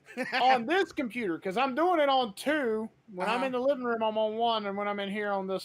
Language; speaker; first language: English; native; English